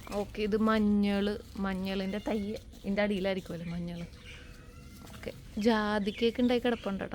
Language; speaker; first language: Malayalam; native; Malayalam